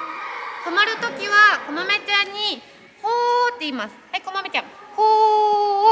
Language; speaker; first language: Japanese; native; Japanese